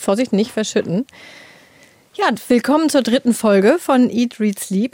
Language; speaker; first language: German; native; German